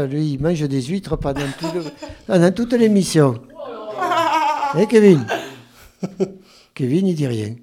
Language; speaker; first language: French; native; French